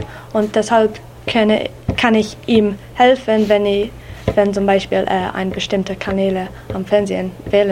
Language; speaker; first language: German; non-native, learner; English